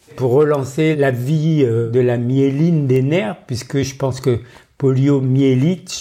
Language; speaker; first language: French; native; French